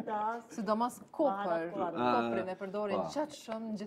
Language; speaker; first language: Albanian; native; Albanian